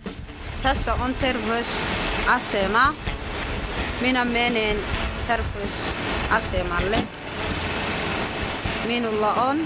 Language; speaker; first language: Finnish; non-native, learner; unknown